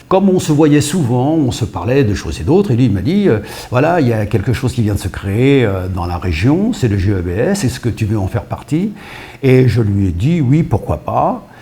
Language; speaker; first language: French; early bilingual, other home language; Portuguese